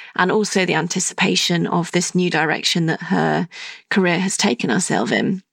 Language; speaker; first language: English; native; English